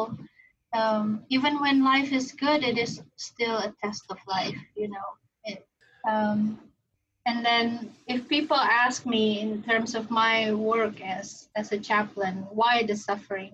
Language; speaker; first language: English; non-native, fluent; Indonesian